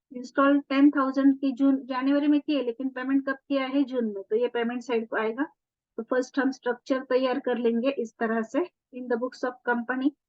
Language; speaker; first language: Hindi; non-native, local second language; Marathi